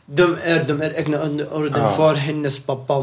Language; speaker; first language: Swedish; non-native, local second language; Arabic